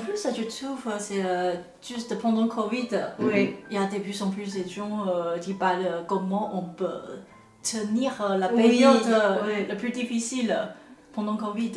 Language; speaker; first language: French; non-native, fluent; Chinese